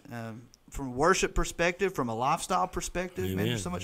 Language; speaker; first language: English; native; English